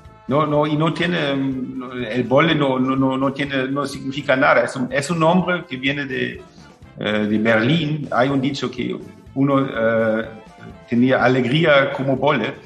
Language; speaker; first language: Spanish; non-native, fluent; German